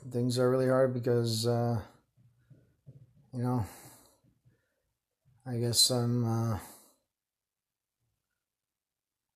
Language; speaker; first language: English; native; English